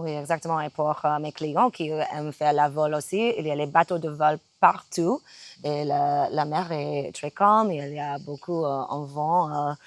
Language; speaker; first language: French; non-native, fluent; English